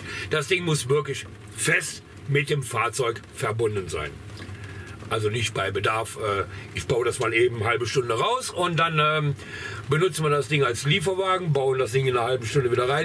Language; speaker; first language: German; native; German